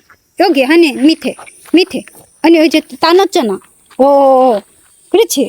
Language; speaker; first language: Korean; non-native, learner; Bangla